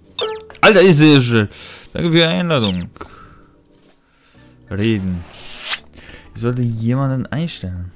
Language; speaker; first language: German; non-native, fluent; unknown